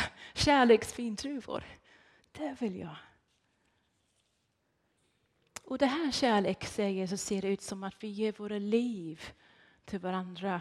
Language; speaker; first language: Swedish; non-native, fluent; English